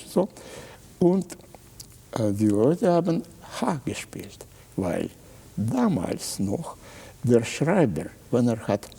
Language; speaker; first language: German; non-native, fluent; Russian